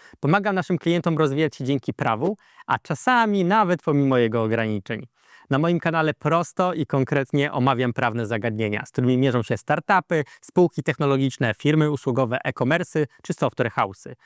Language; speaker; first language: Polish; native; Polish